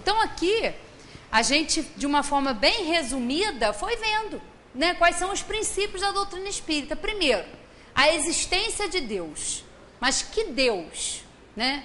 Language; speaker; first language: Portuguese; native; Portuguese